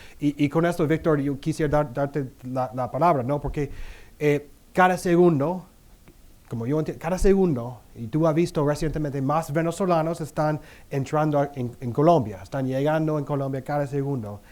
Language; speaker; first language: Spanish; non-native, fluent; English